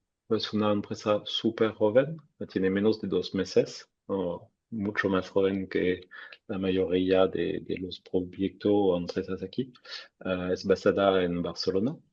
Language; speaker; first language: Spanish; non-native, fluent; French